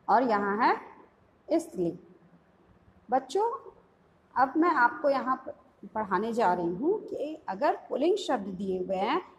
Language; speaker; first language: Hindi; native; Hindi